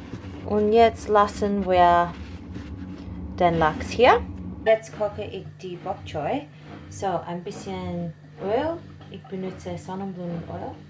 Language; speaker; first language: German; non-native, learner; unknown